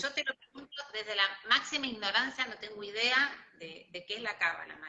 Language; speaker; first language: Spanish; native; Spanish